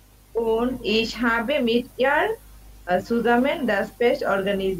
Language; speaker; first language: German; non-native, learner; Bangla